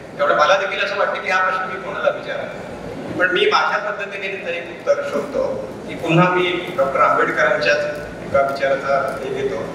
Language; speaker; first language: Marathi; native; Marathi